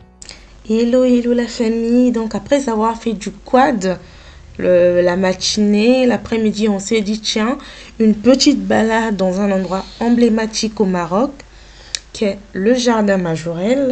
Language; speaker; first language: French; native; French